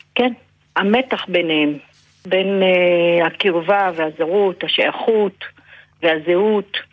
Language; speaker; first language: Hebrew; native; Hebrew